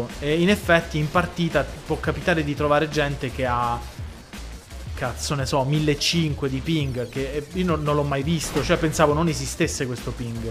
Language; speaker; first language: Italian; native; Italian